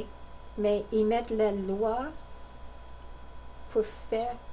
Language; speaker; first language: French; non-native, learner; English